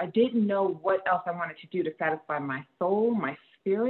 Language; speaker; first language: English; native; English